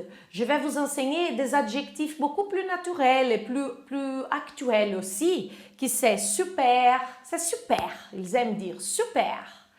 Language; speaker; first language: French; non-native, fluent; Portuguese